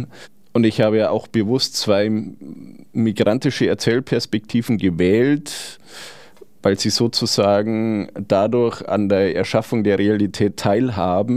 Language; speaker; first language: German; native; German